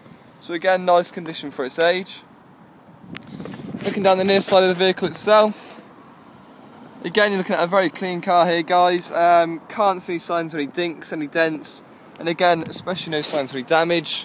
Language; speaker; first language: English; native; English